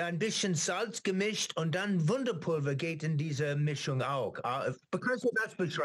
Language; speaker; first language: German; non-native, learner; English